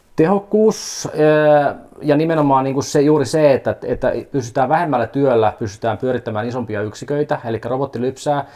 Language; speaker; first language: Finnish; native; Finnish